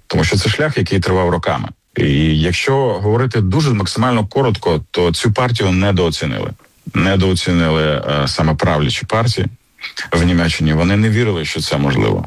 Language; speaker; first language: Ukrainian; native; Ukrainian